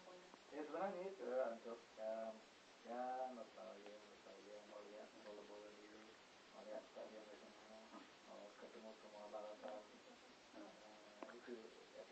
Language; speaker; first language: Indonesian; non-native, fluent; English